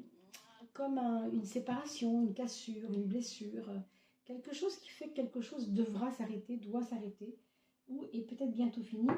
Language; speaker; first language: French; native; French